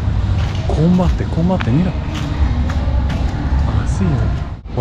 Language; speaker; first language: Spanish; non-native, learner; Japanese